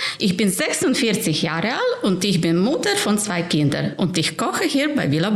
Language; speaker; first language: German; non-native, fluent; Ukrainian